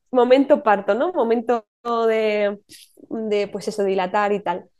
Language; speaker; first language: Spanish; native; Spanish